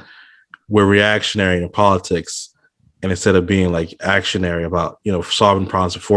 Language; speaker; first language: English; native; English